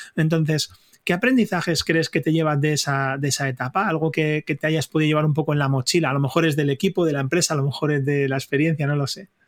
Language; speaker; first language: Spanish; native; Spanish